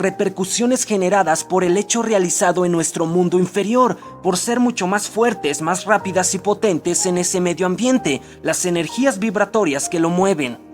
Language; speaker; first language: Spanish; native; Spanish